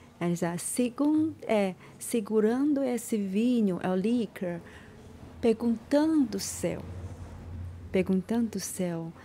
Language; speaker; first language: Portuguese; non-native, learner; Chinese